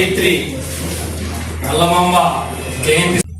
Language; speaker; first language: Telugu; non-native, learner; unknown